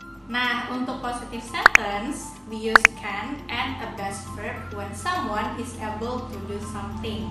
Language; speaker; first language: English; non-native, fluent; Indonesian